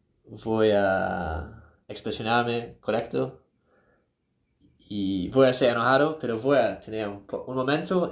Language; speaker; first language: Spanish; non-native, learner; English